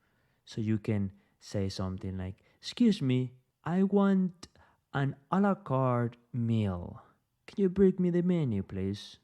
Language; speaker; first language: English; non-native, fluent; Spanish